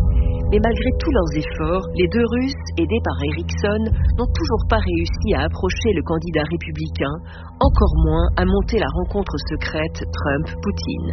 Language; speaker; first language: French; native; French